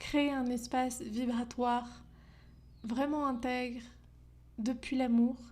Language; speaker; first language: French; native; French